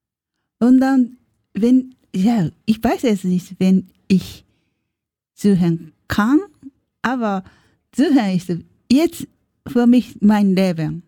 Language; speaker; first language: German; non-native, learner; Japanese